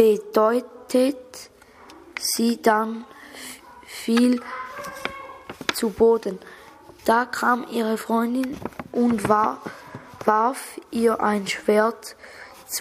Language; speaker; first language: German; native; German